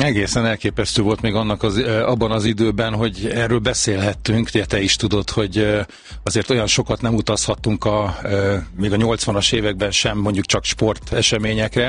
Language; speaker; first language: Hungarian; native; Hungarian